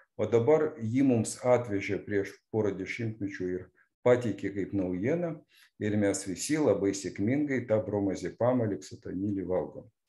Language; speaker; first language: Lithuanian; non-native, local second language; Russian